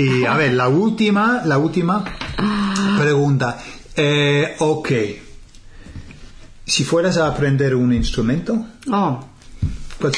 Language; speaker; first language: Spanish; non-native, fluent; English